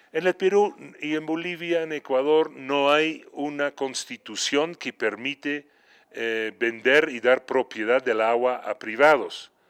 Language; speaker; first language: Spanish; non-native, fluent; Dutch